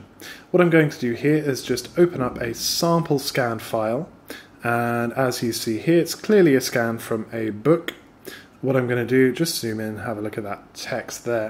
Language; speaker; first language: English; native; English